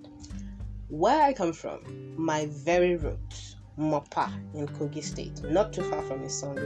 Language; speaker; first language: English; non-native, local second language; Yoruba